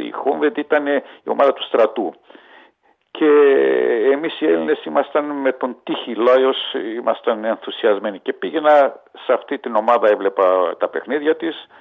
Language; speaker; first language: Greek; early bilingual, heritage; Greek